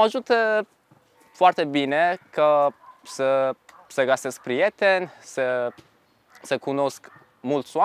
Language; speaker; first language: Romanian; non-native, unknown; Persian